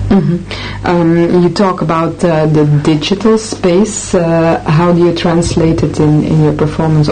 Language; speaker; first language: English; non-native, fluent; Dutch